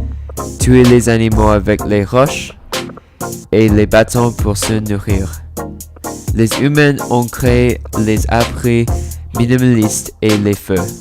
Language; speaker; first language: French; non-native, learner; English